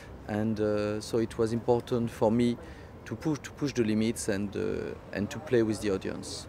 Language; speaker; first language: English; non-native, fluent; French